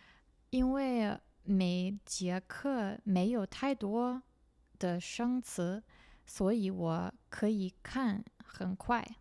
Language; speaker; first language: Chinese; non-native, learner; English